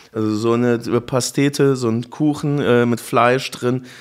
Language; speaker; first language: German; native; German